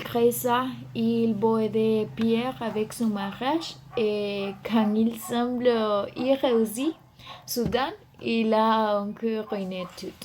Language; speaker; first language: French; non-native, learner; Spanish